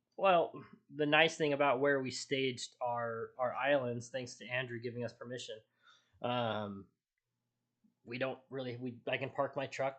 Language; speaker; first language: English; native; English